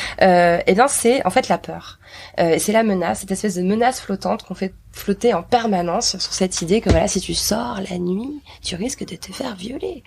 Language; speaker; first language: French; native; French